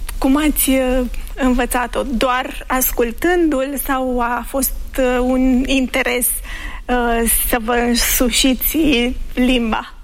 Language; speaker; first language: Romanian; native; Romanian